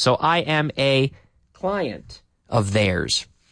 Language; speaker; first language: English; native; English